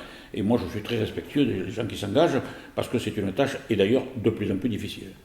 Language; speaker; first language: French; native; French